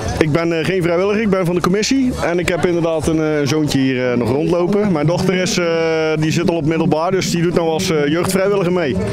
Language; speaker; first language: Dutch; native; Dutch